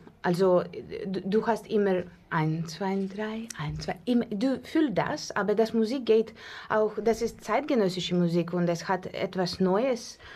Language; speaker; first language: German; non-native, learner; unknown